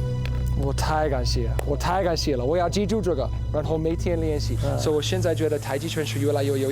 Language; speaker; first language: Chinese; non-native, learner; English